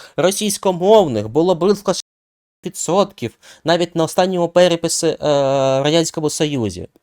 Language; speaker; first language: Ukrainian; non-native, local second language; Russian